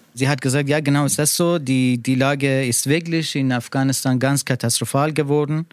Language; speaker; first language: German; non-native, learner; Persian